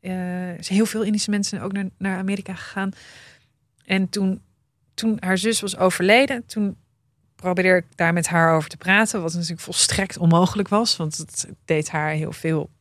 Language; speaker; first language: Dutch; native; Dutch